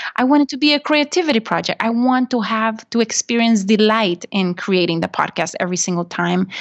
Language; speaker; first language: English; non-native, fluent; Spanish